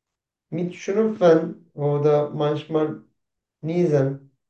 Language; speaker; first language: German; non-native, learner; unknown